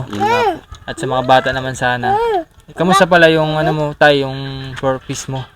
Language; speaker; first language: Filipino; native; Filipino